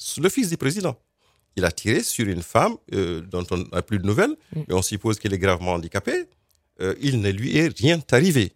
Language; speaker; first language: French; non-native, local second language; Fula